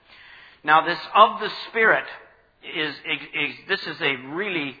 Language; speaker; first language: English; native; English